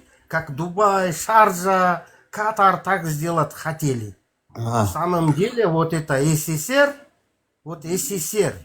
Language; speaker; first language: Russian; non-native, local second language; Kazakh